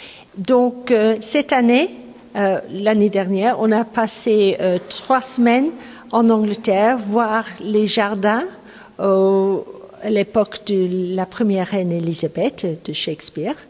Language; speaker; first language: French; non-native, fluent; English